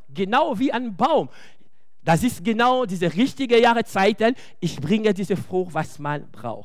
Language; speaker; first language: German; non-native, fluent; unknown